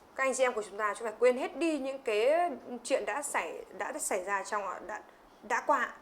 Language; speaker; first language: Vietnamese; native; Vietnamese